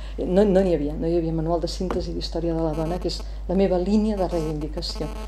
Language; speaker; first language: Catalan; native; Catalan